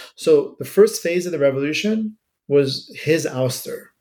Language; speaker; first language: English; early bilingual, other home language; Persian